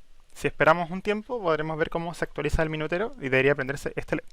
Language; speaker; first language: Spanish; native; Spanish